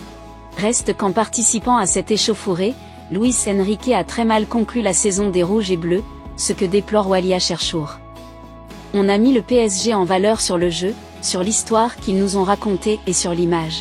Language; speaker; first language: French; native; French